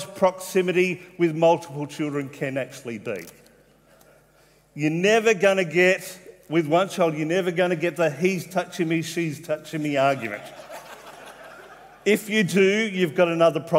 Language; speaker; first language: English; native; English